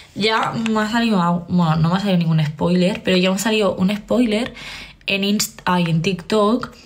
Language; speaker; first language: Spanish; native; Spanish